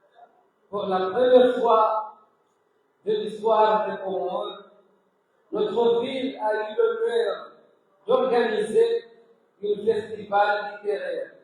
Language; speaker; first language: French; non-native, local second language; Comorian